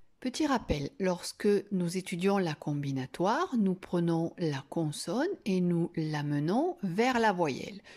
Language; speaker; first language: French; native; French